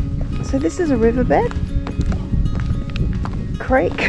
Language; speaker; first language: English; native; English